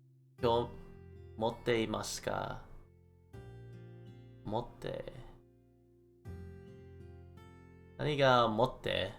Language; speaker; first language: Japanese; non-native, learner; English